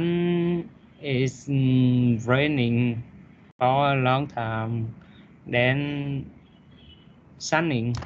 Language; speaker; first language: English; non-native, learner; Vietnamese